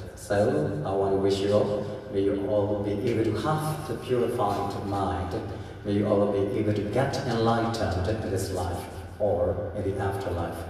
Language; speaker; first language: English; non-native, fluent; Burmese